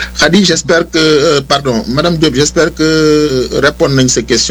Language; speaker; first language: French; non-native, local second language; Wolof